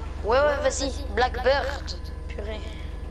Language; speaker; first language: French; native; French